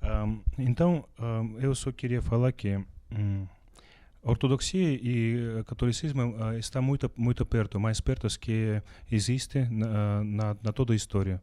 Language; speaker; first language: Portuguese; non-native, learner; Russian